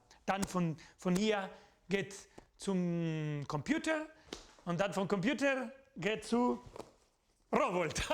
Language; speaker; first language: German; non-native, fluent; Spanish